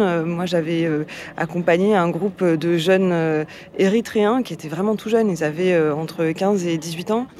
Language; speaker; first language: French; native; French